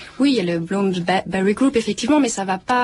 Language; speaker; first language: French; native; French